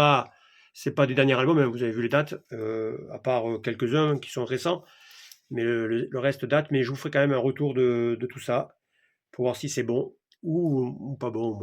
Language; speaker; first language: French; native; French